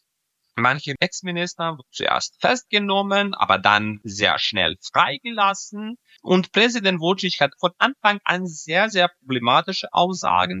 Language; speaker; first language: German; non-native, fluent; Serbian